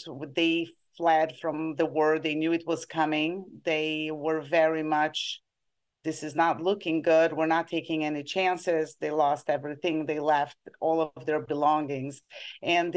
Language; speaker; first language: English; non-native, fluent; Portuguese